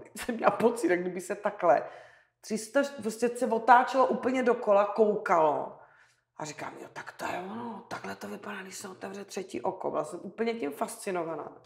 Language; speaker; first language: Czech; native; Czech